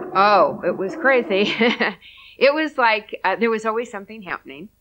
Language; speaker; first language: English; native; English